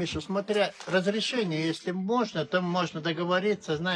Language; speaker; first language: Russian; native; Russian